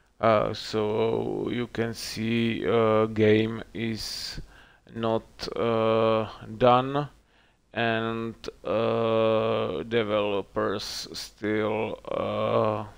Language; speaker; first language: English; non-native, learner; Czech